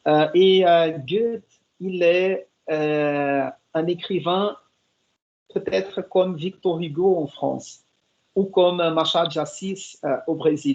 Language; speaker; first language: French; non-native, fluent; Portuguese